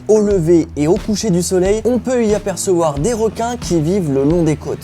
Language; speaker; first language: French; native; French